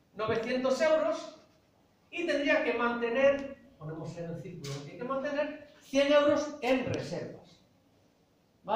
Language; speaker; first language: Spanish; native; Spanish